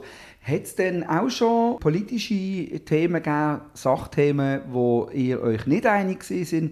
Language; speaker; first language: German; native; German